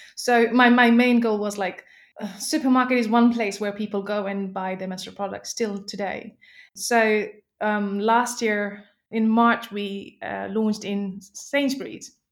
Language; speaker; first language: English; non-native, local second language; Nepali